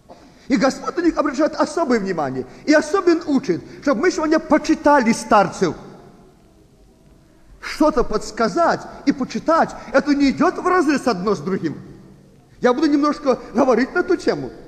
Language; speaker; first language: Russian; native; Russian